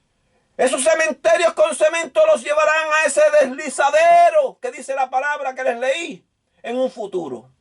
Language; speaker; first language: Spanish; native; Spanish